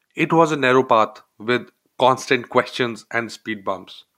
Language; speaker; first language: English; non-native, local second language; Hindi